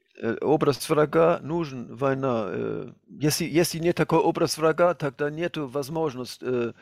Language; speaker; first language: Russian; non-native, fluent; German